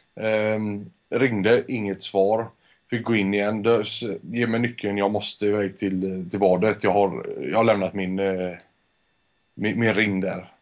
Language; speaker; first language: Swedish; early bilingual, heritage; Spanish